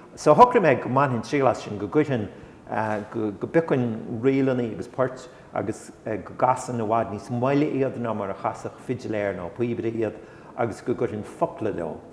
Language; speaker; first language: Irish; non-native, local second language; English